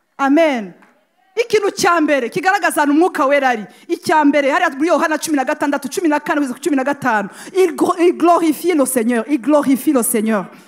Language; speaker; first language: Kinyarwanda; native; Kinyarwanda